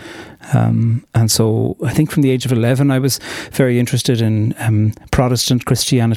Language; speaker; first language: English; non-native, local second language; Irish